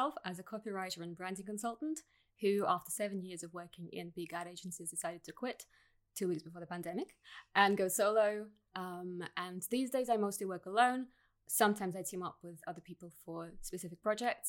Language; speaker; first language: English; non-native, fluent; Russian